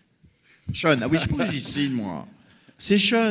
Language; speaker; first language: French; native; French